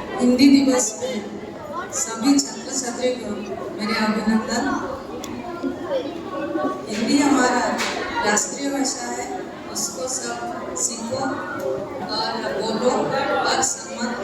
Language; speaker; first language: Hindi; non-native, local second language; Odia